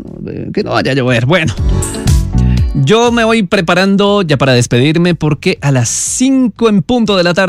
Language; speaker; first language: Spanish; native; Spanish